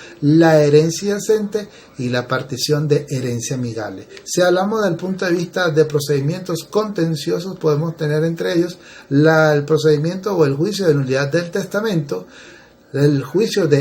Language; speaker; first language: Spanish; native; Spanish